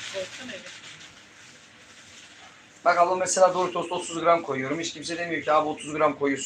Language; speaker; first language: Turkish; native; Turkish